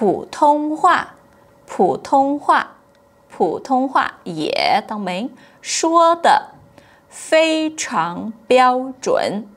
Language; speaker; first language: Chinese; non-native, fluent; Portuguese